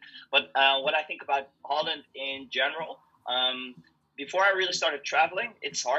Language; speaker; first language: English; non-native, fluent; Dutch